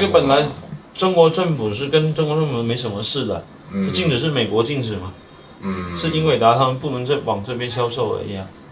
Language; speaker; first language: Chinese; native; Chinese